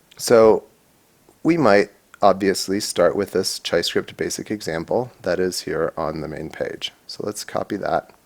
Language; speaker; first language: English; native; English